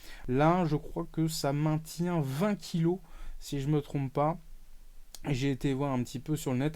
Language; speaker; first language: French; native; French